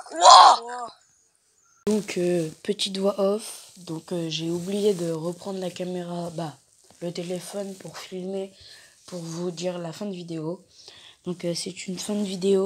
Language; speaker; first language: French; native; French